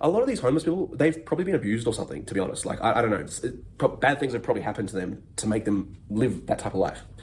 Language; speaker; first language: English; native; English